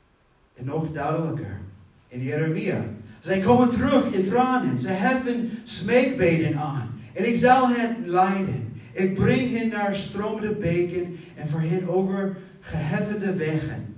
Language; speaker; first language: Dutch; non-native, fluent; English